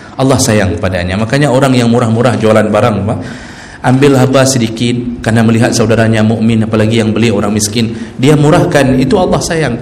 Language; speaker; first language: Malay; non-native, local second language; Achinese